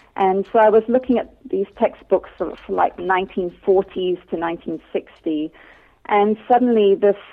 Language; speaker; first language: English; native; English